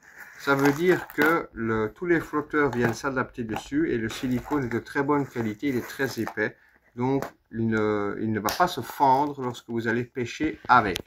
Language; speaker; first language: French; native; French